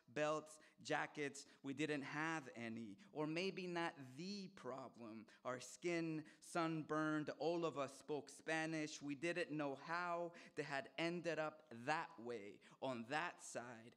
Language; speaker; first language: English; early bilingual, other home language; Spanish